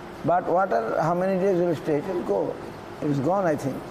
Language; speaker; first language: English; non-native, local second language; Bangla